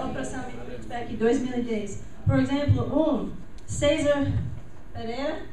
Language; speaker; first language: Portuguese; non-native, learner; English